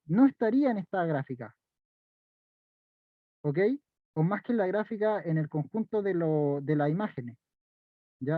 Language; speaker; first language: Spanish; native; Spanish